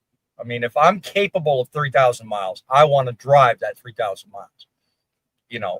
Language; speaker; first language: English; native; English